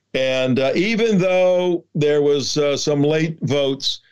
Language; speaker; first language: English; native; English